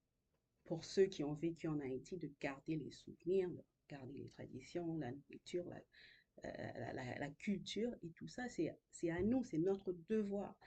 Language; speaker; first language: French; non-native, local second language; Haitian Creole